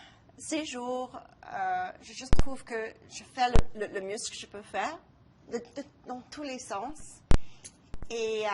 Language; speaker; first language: French; non-native, local second language; English